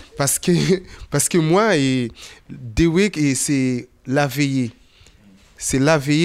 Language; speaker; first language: French; non-native, local second language; Haitian Creole